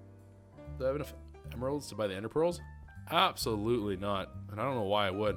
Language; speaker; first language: English; native; English